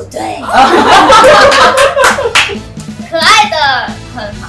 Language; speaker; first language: Chinese; non-native, learner; Thai